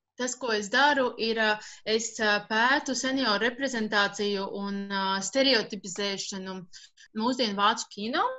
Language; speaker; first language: Latvian; native; Latvian